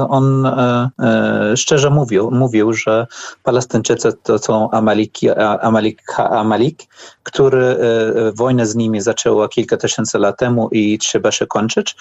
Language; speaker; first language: Polish; non-native, learner; Arabic